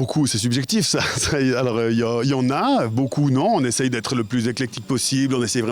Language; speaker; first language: French; native; French